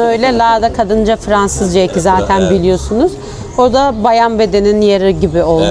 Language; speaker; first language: Turkish; early bilingual, heritage; Turkish